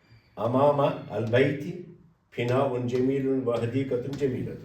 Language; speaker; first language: Arabic; non-native, fluent; Urdu